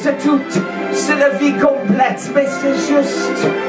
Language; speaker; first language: French; non-native, learner; English